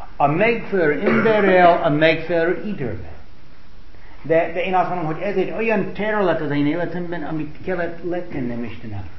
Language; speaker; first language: Hungarian; non-native, fluent; English